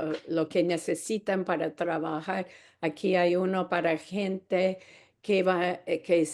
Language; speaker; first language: Spanish; non-native, fluent; English